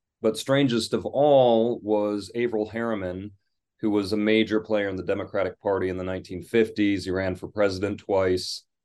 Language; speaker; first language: English; native; English